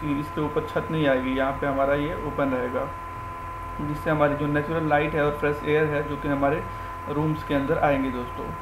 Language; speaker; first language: Hindi; native; Hindi